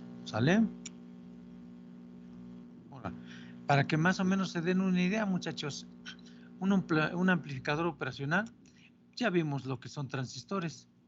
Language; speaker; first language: Spanish; native; Spanish